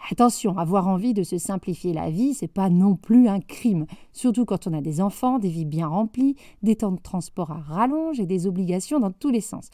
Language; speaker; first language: French; native; French